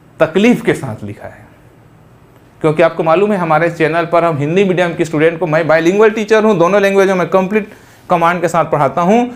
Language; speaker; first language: Hindi; native; Hindi